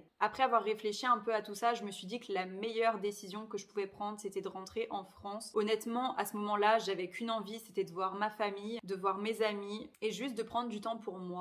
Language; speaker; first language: French; native; French